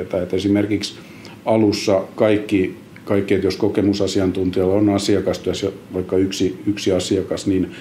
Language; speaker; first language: Finnish; native; Finnish